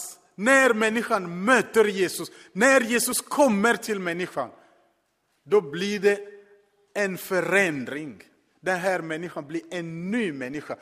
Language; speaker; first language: Swedish; non-native, fluent; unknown